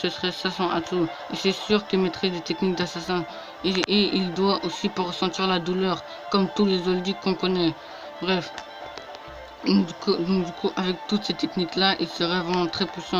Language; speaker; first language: French; native; French